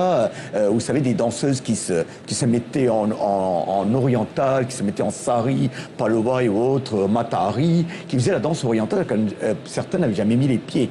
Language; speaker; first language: French; non-native, local second language; Tamil